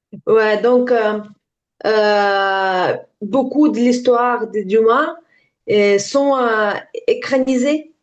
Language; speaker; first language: French; non-native, learner; Ukrainian